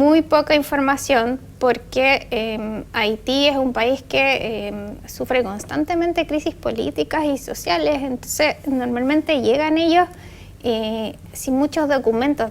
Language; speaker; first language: Spanish; native; Spanish